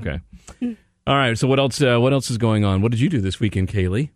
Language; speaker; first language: English; native; English